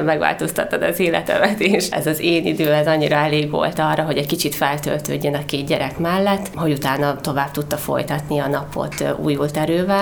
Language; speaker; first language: Hungarian; native; Hungarian